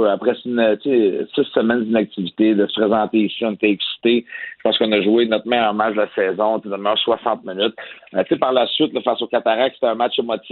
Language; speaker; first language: French; native; French